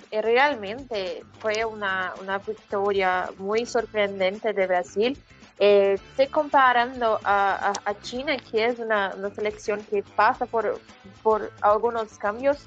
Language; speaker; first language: Spanish; non-native, fluent; Portuguese